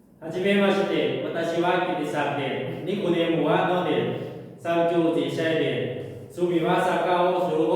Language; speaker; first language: Japanese; non-native, learner; Thai